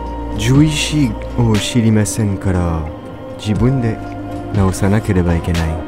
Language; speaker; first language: Japanese; non-native, learner; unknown